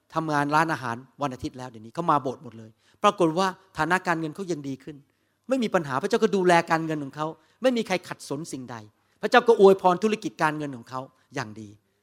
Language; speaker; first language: Thai; native; Thai